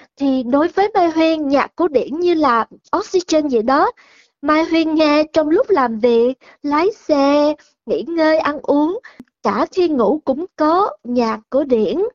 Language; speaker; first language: Vietnamese; early bilingual, heritage; Vietnamese